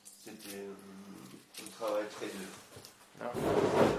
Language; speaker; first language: French; non-native, learner; Romanian